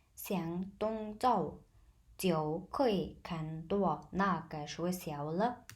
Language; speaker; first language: Chinese; non-native, fluent; Mongolian